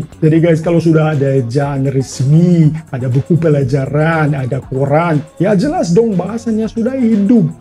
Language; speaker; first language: Indonesian; non-native, fluent; Russian